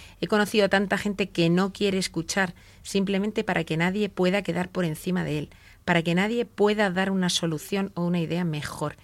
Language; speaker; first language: Spanish; native; Spanish